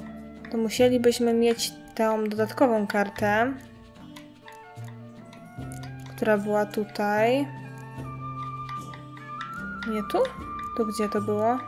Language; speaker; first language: Polish; native; Polish